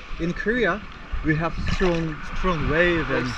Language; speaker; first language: English; non-native, learner; Korean